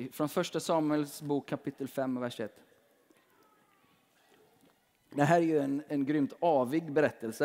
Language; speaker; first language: Swedish; native; Swedish